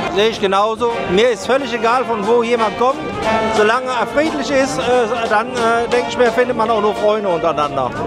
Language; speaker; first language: German; native; German